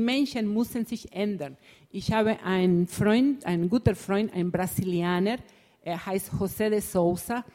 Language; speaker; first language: German; non-native, fluent; Spanish